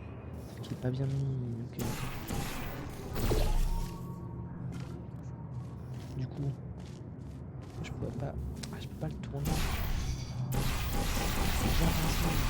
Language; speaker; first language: French; native; French